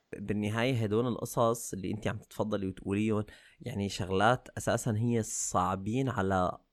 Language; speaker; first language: Arabic; native; Arabic